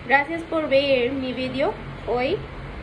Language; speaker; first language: Spanish; non-native, learner; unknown